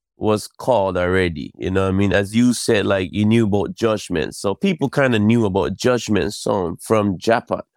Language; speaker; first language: English; non-native, fluent; Japanese